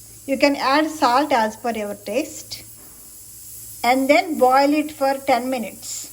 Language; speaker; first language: English; non-native, local second language; Telugu